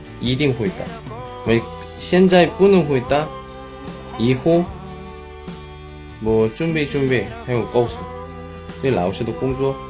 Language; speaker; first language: Chinese; non-native, learner; Korean